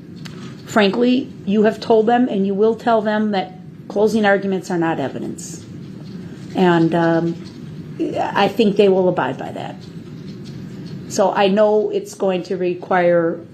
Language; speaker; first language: English; native; English